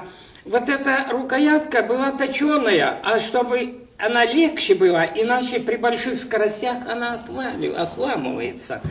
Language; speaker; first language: Russian; native; Russian